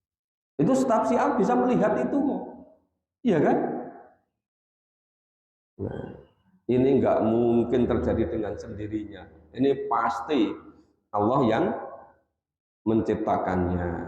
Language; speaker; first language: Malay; non-native, local second language; Javanese